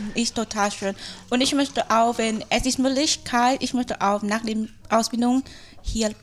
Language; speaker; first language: German; non-native, fluent; Vietnamese